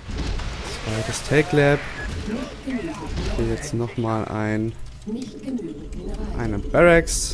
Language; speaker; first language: German; native; German